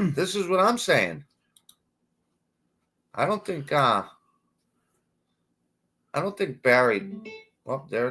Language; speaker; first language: English; native; English